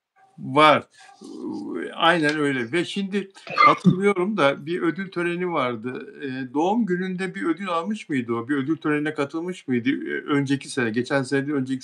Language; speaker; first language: Turkish; native; Turkish